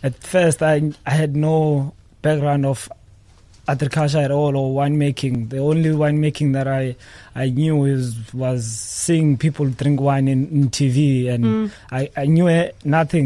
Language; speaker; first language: English; non-native, local second language; Xhosa